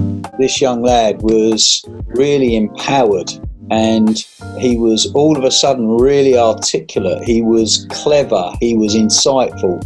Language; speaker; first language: English; native; English